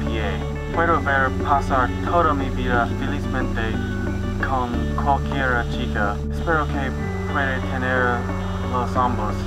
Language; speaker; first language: Spanish; non-native, learner; English